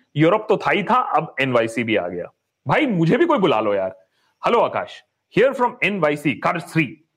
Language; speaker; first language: Hindi; native; Hindi